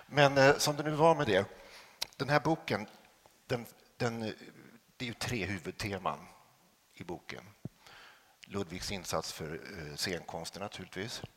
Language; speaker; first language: Swedish; native; Swedish